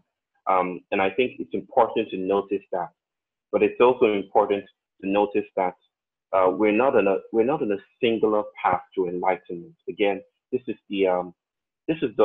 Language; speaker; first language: English; non-native, local second language; Yoruba